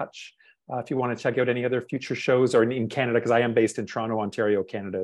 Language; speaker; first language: English; native; English